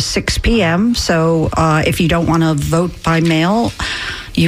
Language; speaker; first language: English; native; English